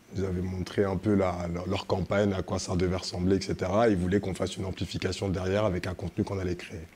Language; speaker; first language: French; early bilingual, other home language; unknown